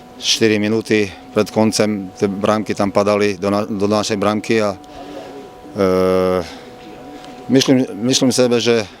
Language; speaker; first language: Polish; non-native, learner; Slovak